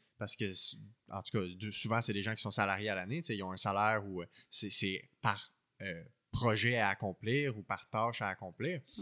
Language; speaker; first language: French; native; French